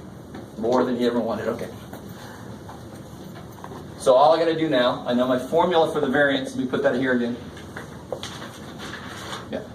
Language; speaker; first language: English; native; English